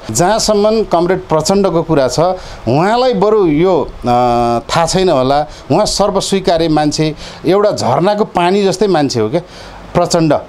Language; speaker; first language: Nepali; non-native, local second language; Eastern Tamang